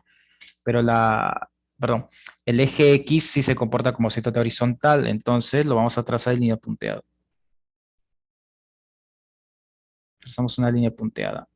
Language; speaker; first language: Spanish; native; Spanish